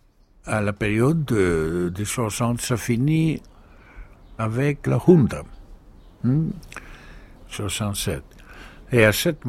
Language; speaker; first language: French; non-native, learner; Greek